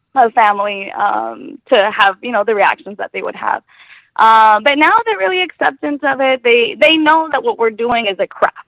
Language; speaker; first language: English; early bilingual, other home language; Spanish